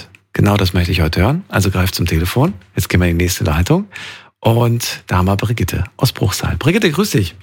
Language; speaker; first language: German; native; German